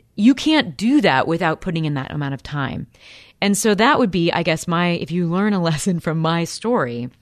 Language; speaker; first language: English; native; English